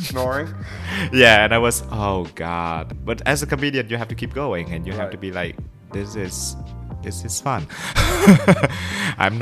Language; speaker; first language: English; non-native, fluent; Vietnamese